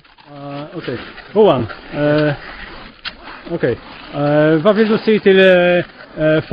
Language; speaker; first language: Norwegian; non-native, learner; Polish